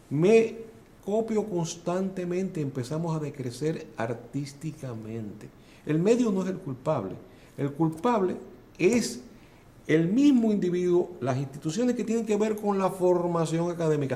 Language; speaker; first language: Spanish; native; Spanish